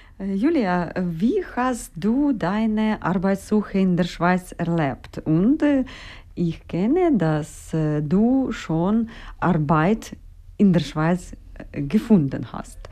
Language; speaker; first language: German; non-native, fluent; Ukrainian